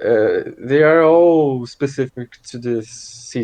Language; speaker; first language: English; non-native, fluent; Portuguese